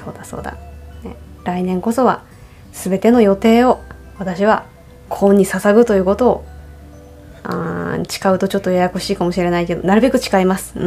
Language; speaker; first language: Japanese; native; Japanese